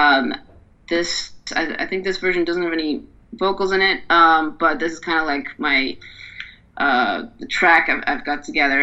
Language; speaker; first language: English; native; English